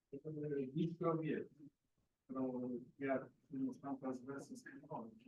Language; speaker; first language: Spanish; non-native, fluent; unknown